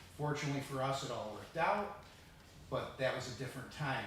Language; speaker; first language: English; early bilingual, other home language; Italian